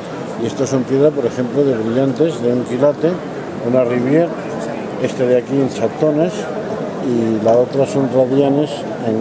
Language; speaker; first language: Spanish; native; Spanish